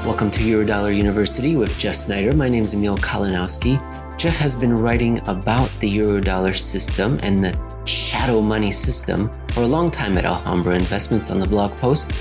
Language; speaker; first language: English; native; English